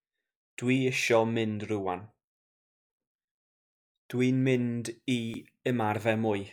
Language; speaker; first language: Welsh; non-native, learner; English